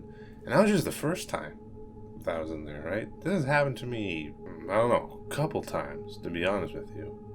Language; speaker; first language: English; native; English